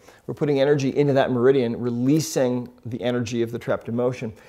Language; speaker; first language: English; native; English